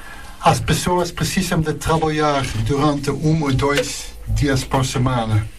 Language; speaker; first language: Portuguese; non-native, learner; Dutch